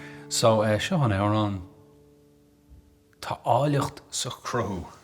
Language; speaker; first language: Irish; non-native, local second language; English